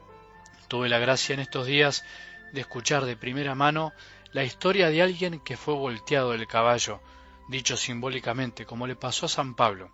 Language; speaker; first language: Spanish; native; Spanish